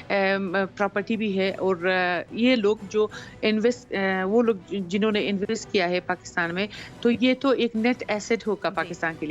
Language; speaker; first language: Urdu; non-native, fluent; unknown